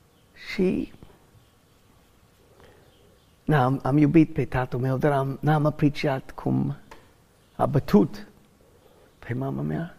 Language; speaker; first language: Romanian; non-native, learner; English